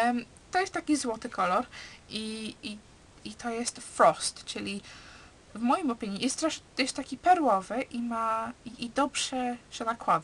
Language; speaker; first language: Polish; early bilingual, heritage; Polish